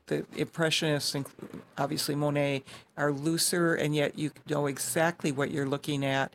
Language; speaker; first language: English; native; English